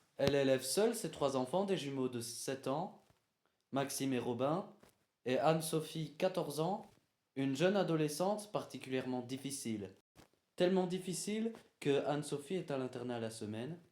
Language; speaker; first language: French; native; French